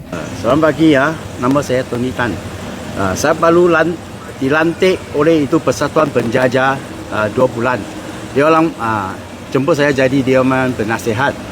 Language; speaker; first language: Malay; non-native, local second language; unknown